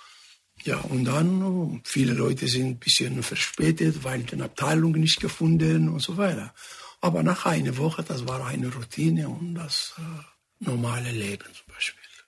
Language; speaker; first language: German; non-native, fluent; Greek